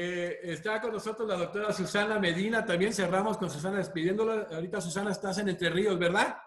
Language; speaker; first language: Spanish; native; Spanish